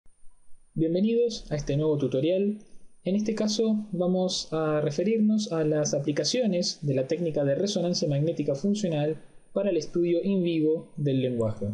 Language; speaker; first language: Spanish; native; Spanish